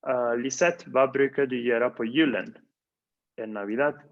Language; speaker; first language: Swedish; non-native, fluent; Spanish